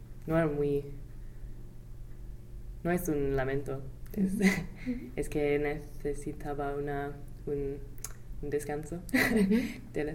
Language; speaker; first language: Spanish; non-native, fluent; English